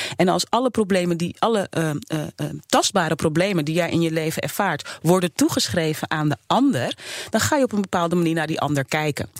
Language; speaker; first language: Dutch; native; Dutch